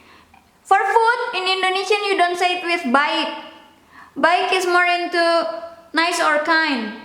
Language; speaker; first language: English; non-native, local second language; Indonesian